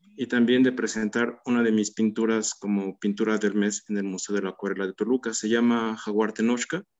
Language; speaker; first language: Spanish; native; Spanish